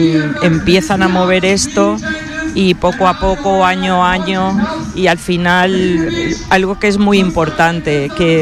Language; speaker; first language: Spanish; native; Spanish